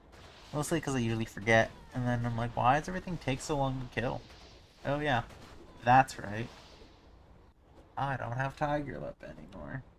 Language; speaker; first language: English; native; English